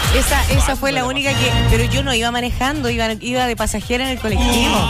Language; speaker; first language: Spanish; native; Spanish